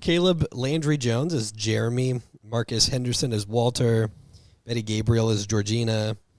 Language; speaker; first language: English; native; English